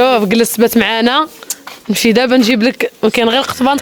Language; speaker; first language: Arabic; native; Arabic